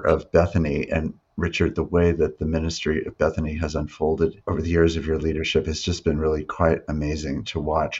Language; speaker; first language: English; native; English